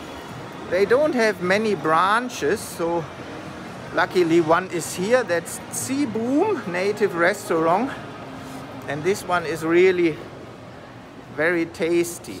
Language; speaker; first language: English; non-native, fluent; German